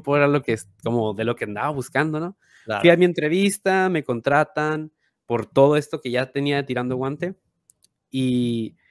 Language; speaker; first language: Spanish; native; Spanish